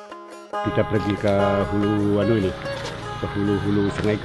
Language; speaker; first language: Indonesian; non-native, local second language; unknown